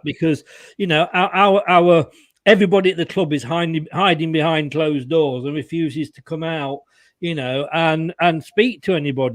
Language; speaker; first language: English; native; English